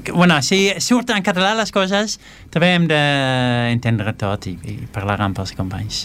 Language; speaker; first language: Catalan; non-native, fluent; Dutch